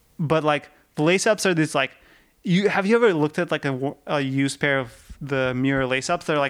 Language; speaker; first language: English; early bilingual, other home language; Russian